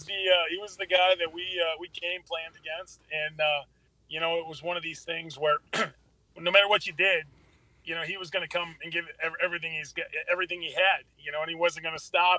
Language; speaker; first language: English; native; English